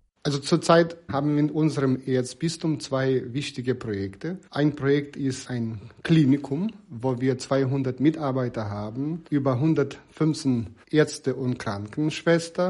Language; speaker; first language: German; non-native, fluent; Ukrainian